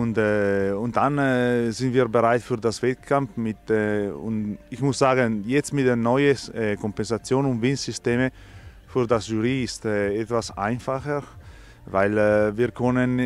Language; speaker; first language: German; non-native, learner; Italian